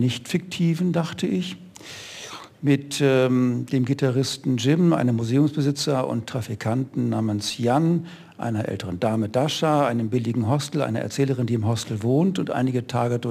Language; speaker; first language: German; native; German